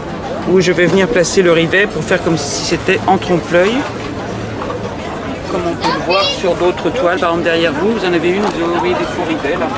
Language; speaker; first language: French; native; French